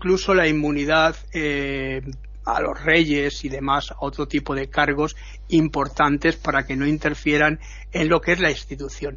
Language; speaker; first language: Spanish; native; Spanish